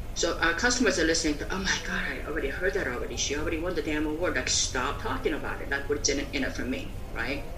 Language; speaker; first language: English; early bilingual, other home language; Korean